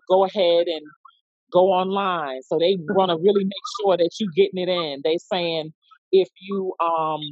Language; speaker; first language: English; native; English